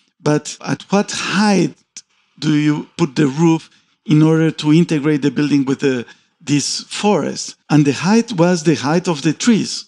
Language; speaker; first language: English; non-native, fluent; Spanish